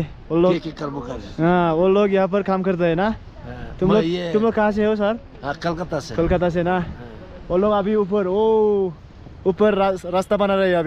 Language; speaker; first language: Hindi; non-native, local second language; Bodo